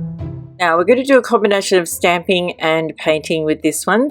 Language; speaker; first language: English; native; English